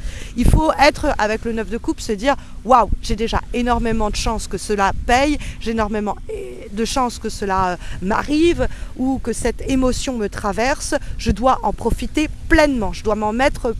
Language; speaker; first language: French; native; French